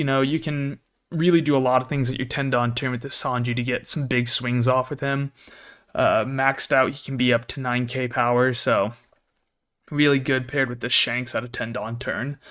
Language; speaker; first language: English; native; English